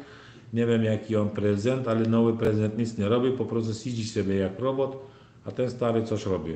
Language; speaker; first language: Polish; non-native, learner; Turkmen